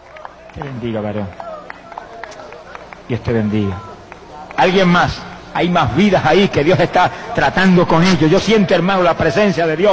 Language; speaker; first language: Spanish; native; Spanish